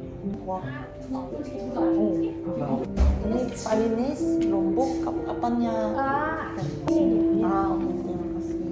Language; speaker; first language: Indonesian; non-native, learner; Korean